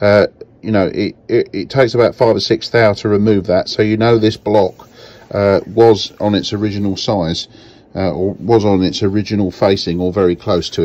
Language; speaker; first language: English; native; English